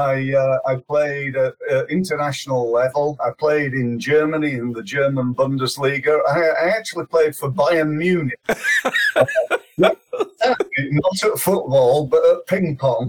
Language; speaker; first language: English; native; English